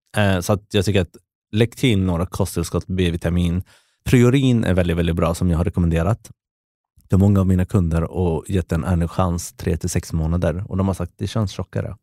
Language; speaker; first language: Swedish; early bilingual, other home language; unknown